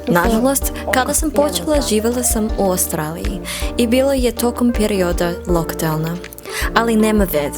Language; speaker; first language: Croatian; non-native, learner; English